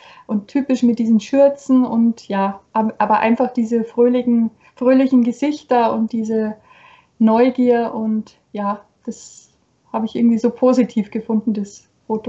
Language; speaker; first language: German; native; German